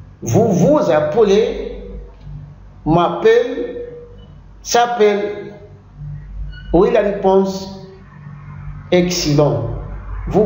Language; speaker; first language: French; non-native, fluent; Arabic